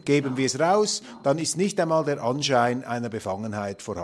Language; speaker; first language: German; native; German